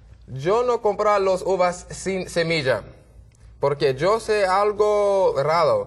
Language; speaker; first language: Spanish; non-native, learner; English